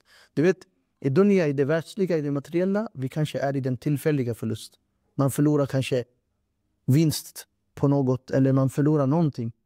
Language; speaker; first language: Swedish; non-native, fluent; Urdu